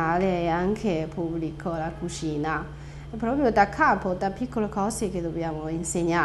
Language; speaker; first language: Italian; non-native, learner; Chinese